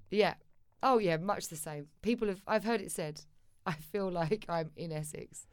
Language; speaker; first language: English; native; English